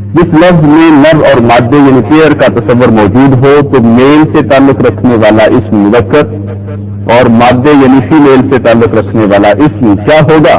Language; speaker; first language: Urdu; non-native, local second language; Punjabi